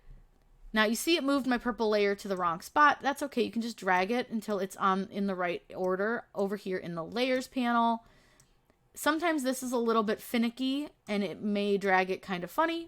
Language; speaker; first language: English; native; English